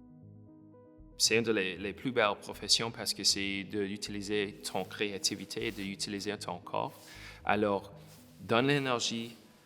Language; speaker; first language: French; non-native, local second language; English